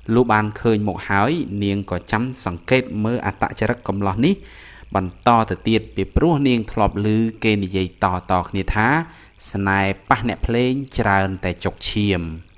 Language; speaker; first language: Khmer; native; Khmer